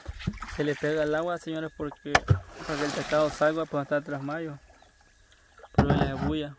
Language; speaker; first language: Spanish; native; Spanish